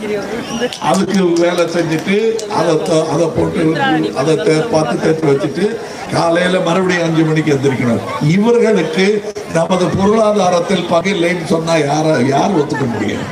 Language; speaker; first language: Tamil; native; Tamil